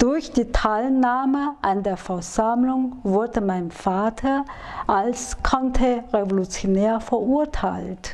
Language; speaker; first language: German; non-native, fluent; Chinese